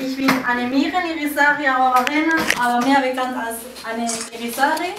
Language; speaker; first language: German; non-native, fluent; Spanish